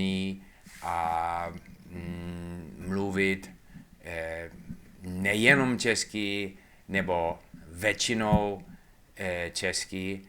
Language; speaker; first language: Czech; non-native, learner; English